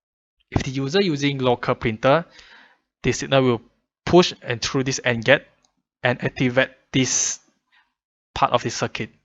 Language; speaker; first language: English; non-native, fluent; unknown